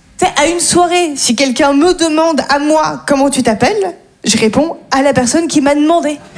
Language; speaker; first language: French; native; French